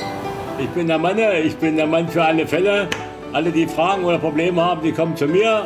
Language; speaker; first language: German; native; German